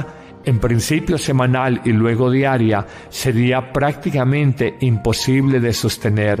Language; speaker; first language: Spanish; native; Spanish